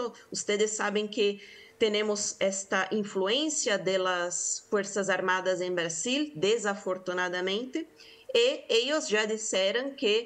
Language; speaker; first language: Spanish; non-native, fluent; Portuguese